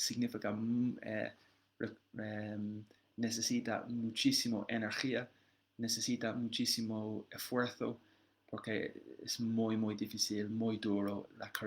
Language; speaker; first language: Spanish; non-native, learner; English